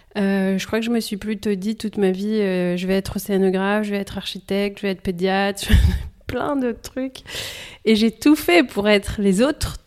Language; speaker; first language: French; native; French